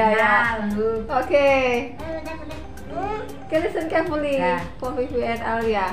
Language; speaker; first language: English; non-native, fluent; Indonesian